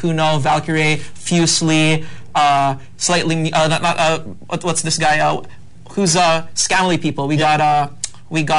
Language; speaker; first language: English; non-native, local second language; Hiligaynon